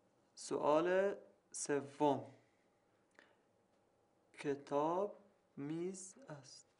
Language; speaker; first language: Persian; non-native, learner; Arabic